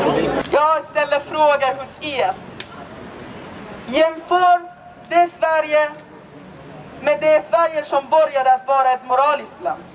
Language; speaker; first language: Swedish; non-native, fluent; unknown